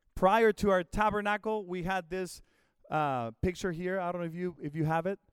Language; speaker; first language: English; non-native, fluent; Spanish